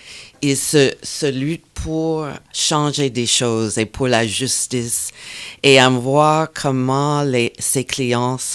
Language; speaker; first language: French; non-native, fluent; English